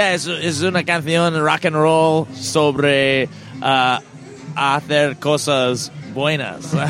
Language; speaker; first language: Spanish; non-native, learner; English